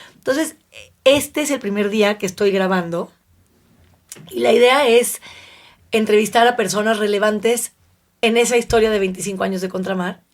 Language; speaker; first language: Spanish; native; Spanish